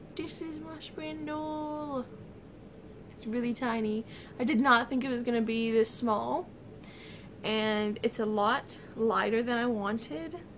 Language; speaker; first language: English; native; English